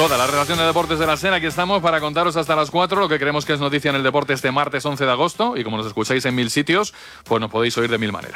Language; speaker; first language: Spanish; native; Spanish